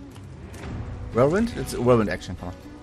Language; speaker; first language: English; non-native, fluent; German